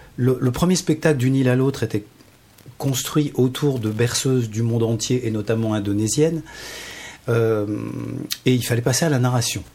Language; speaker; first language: French; native; French